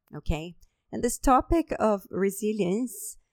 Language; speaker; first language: English; non-native, fluent; Portuguese